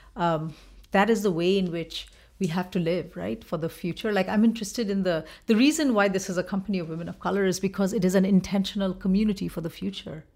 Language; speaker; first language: English; non-native, local second language; Bangla